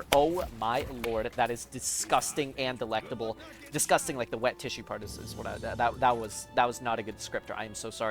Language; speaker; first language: English; native; English